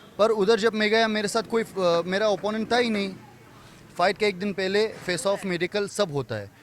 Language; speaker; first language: Hindi; non-native, fluent; Persian